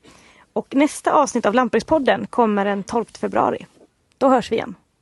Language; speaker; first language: Swedish; native; Swedish